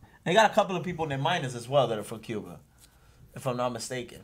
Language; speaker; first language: English; early bilingual, other home language; Spanish